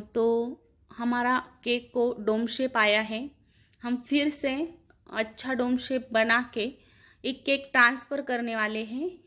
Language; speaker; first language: Hindi; non-native, local second language; Marathi